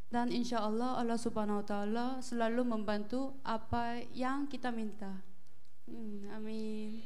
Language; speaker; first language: Indonesian; non-native, learner; Korean